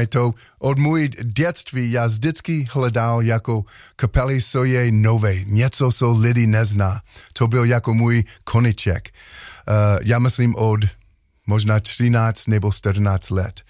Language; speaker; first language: Czech; non-native, learner; English